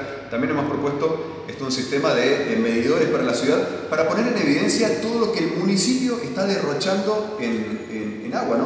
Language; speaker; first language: Spanish; native; Spanish